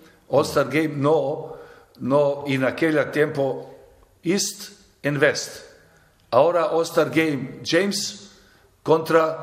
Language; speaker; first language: Spanish; non-native, fluent; Serbian